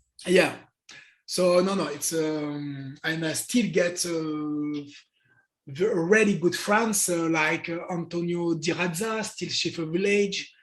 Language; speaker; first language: English; non-native, learner; French